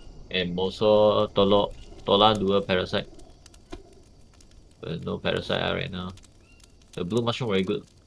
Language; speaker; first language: English; non-native, local second language; Chinese